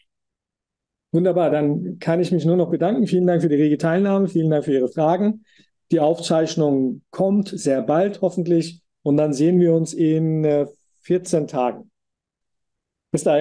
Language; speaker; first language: German; native; German